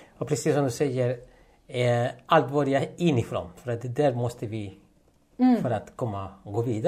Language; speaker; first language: Swedish; non-native, fluent; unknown